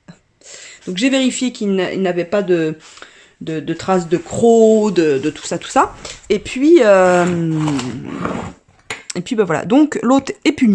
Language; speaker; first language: French; native; French